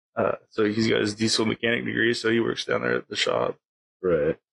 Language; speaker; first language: English; native; English